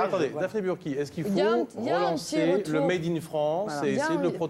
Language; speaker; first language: French; native; French